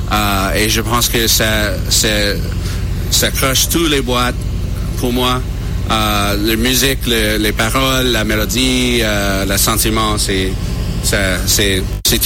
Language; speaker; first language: French; non-native, learner; English